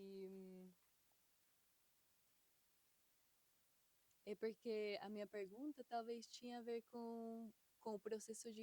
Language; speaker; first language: Portuguese; non-native, fluent; Spanish